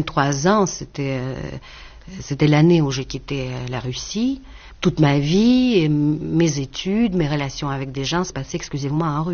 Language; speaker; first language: French; non-native, fluent; Russian